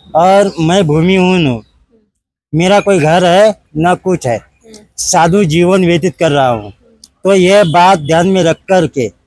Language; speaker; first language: Hindi; non-native, local second language; Marathi